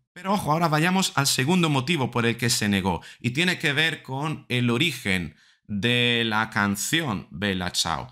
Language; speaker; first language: Spanish; non-native, fluent; Italian